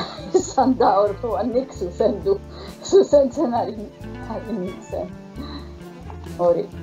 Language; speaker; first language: Basque; non-native, fluent; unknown